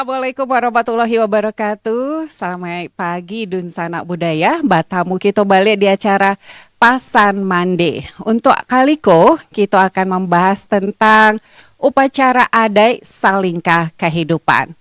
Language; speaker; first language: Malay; non-native, local second language; Minangkabau